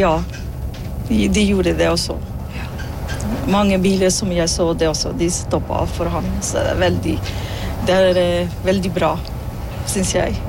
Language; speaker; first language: Norwegian; non-native, learner; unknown